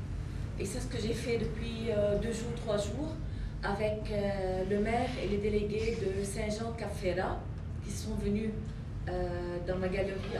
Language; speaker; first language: French; non-native, local second language; Arabic